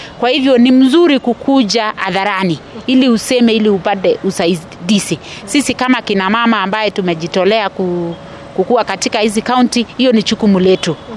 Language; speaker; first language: Swahili; non-native, local second language; Kalenjin